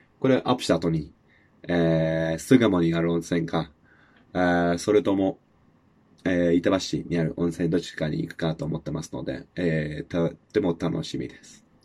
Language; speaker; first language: Japanese; non-native, fluent; English